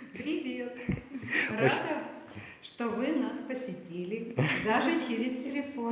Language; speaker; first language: Russian; native; Russian